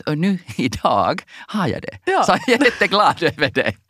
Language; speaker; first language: Swedish; non-native, local second language; Finnish